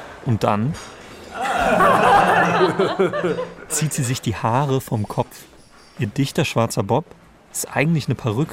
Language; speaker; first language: German; native; German